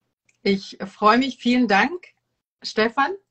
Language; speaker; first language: German; non-native, fluent; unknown